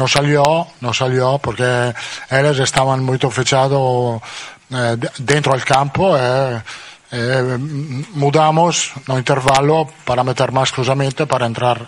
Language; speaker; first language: Portuguese; non-native, learner; Italian